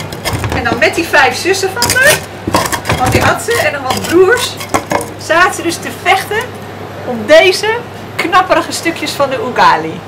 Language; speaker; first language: Dutch; native; Dutch